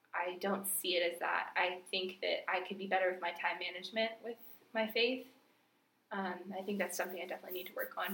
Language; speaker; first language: English; native; English